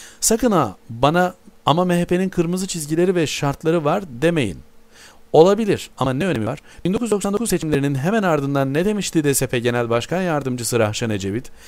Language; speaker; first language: Turkish; native; Turkish